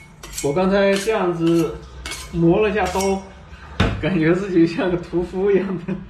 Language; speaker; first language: Chinese; native; Chinese